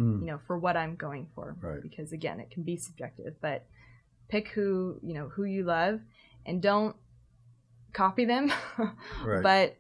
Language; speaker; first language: English; native; English